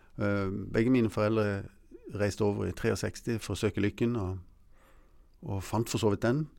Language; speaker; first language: Norwegian; early bilingual, other home language; English